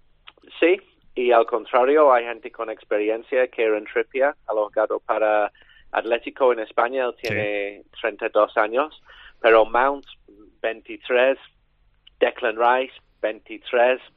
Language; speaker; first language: Spanish; non-native, learner; English